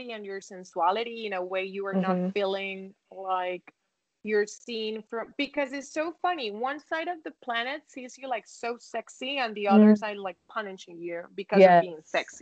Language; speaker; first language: English; non-native, fluent; Spanish